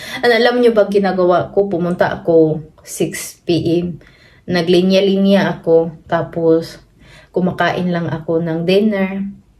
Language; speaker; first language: Filipino; non-native, local second language; Cebuano